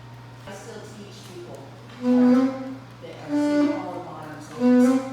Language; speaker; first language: English; native; English